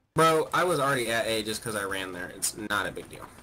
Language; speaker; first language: English; native; English